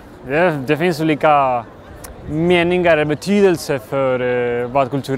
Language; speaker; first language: Swedish; non-native, local second language; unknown